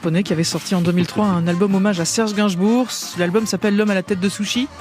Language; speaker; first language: French; native; French